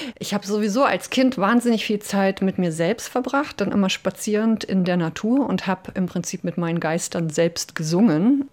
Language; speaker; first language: German; early bilingual, other home language; Polish